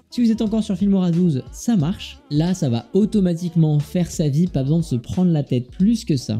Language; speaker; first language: French; native; French